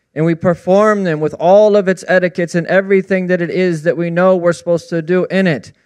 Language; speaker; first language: English; native; English